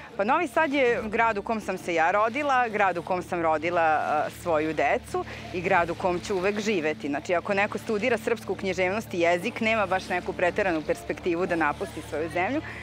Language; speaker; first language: Serbian; native; Serbian